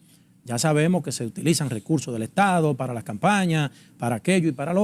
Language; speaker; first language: Spanish; native; Spanish